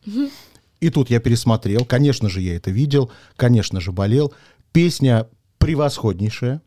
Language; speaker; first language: Russian; native; Russian